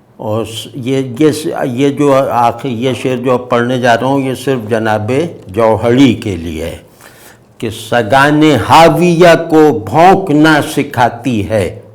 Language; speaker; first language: Urdu; native; Urdu